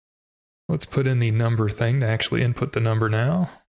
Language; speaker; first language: English; native; English